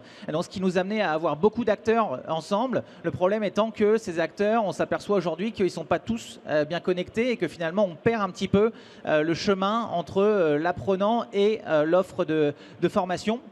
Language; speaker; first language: French; native; French